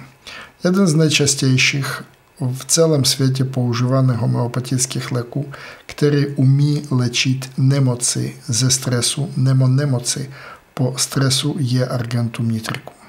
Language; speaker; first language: Czech; non-native, fluent; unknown